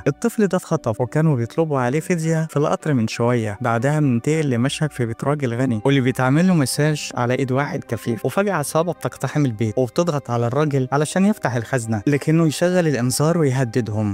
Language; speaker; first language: Arabic; native; Arabic